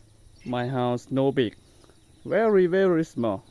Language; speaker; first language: English; non-native, learner; Hmong